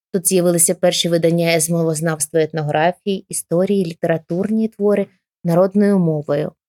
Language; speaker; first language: Ukrainian; native; Ukrainian